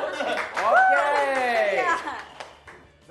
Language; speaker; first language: Japanese; native; Japanese